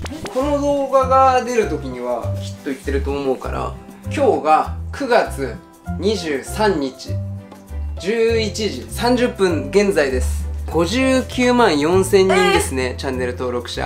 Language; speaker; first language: Japanese; native; Japanese